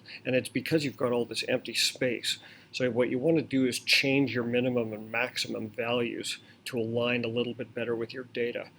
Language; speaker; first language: English; native; English